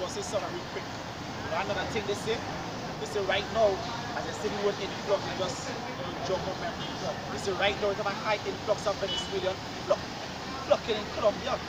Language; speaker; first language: English; native; English